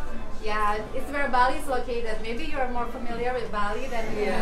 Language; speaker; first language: English; non-native, fluent; Indonesian